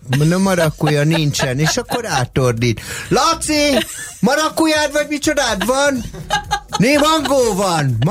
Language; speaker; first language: Hungarian; native; Hungarian